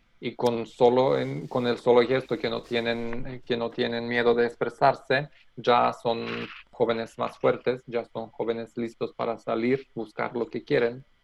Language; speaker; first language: Spanish; non-native, learner; Macedonian